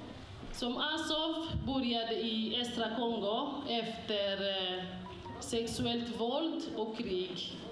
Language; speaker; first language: Swedish; non-native, fluent; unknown